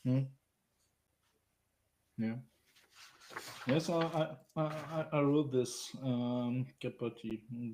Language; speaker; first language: English; non-native, learner; French